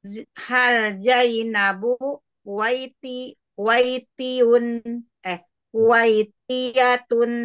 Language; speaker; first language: Arabic; non-native, learner; Indonesian